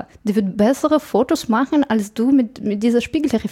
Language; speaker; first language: German; non-native, fluent; English